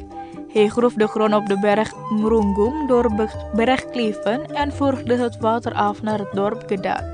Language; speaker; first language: Dutch; non-native, fluent; Indonesian